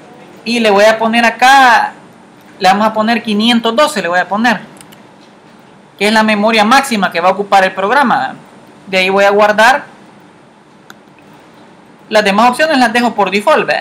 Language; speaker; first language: Spanish; native; Spanish